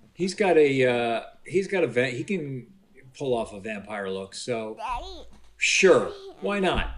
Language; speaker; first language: English; native; English